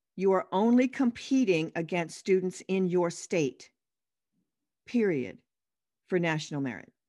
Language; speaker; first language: English; native; English